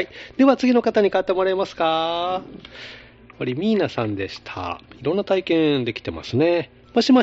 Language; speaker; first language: Japanese; native; Japanese